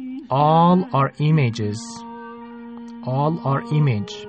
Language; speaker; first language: English; non-native, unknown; Persian